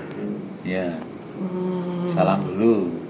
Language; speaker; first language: Indonesian; native; Indonesian